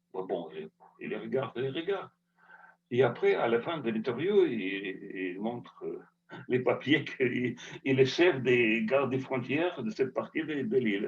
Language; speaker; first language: French; non-native, fluent; Russian